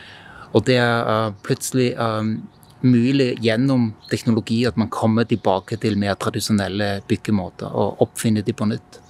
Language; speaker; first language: Norwegian; non-native, fluent; German